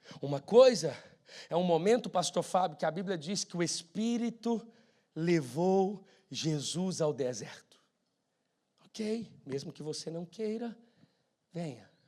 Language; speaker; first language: Portuguese; native; Portuguese